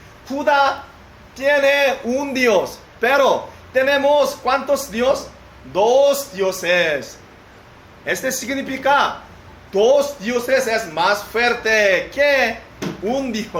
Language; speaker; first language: Spanish; non-native, learner; Korean